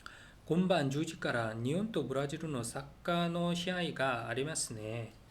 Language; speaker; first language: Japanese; non-native, learner; Korean